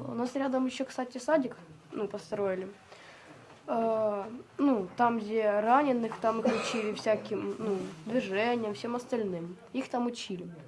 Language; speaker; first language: Russian; native; Russian